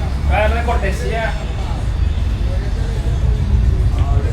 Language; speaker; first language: Spanish; native; Spanish